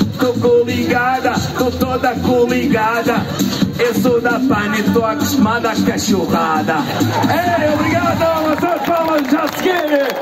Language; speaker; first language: Portuguese; early bilingual, heritage; Portuguese